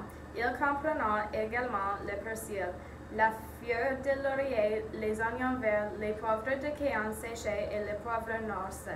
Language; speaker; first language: French; non-native, learner; English